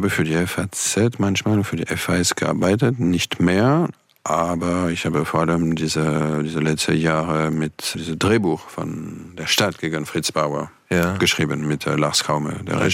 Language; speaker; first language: German; non-native, fluent; French